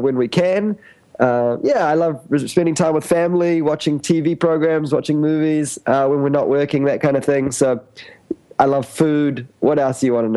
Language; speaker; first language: English; native; English